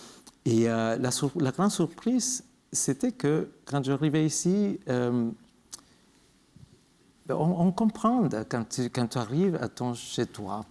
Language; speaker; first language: French; non-native, fluent; Spanish